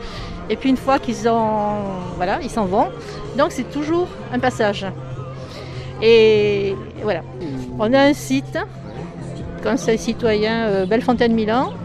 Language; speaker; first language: French; early bilingual, other home language; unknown